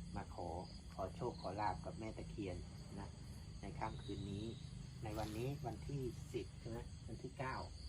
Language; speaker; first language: Thai; non-native, local second language; Northern Khmer